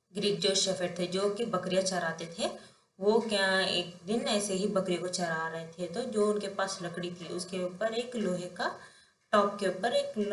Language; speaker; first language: Hindi; non-native, local second language; Telugu